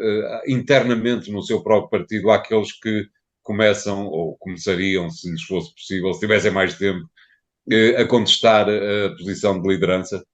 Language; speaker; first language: Portuguese; native; Portuguese